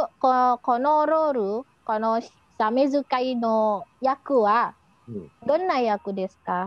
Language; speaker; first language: Japanese; non-native, learner; Indonesian